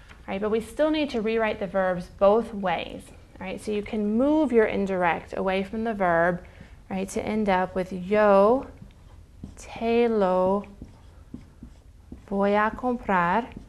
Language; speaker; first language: English; native; English